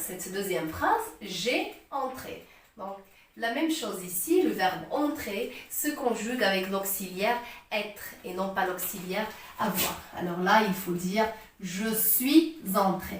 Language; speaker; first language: French; non-native, local second language; Arabic